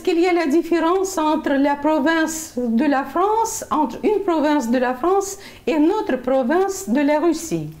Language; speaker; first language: French; non-native, fluent; Russian